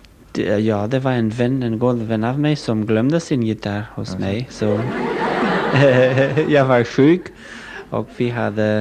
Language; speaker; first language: Swedish; non-native, learner; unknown